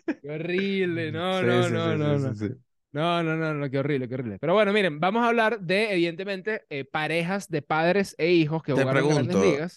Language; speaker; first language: Spanish; native; Spanish